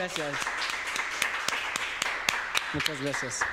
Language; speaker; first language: Spanish; non-native, learner; Romanian